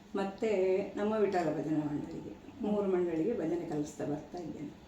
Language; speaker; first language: Kannada; non-native, local second language; Tulu